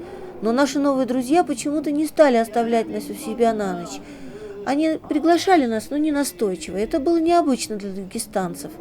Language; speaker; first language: Russian; native; Russian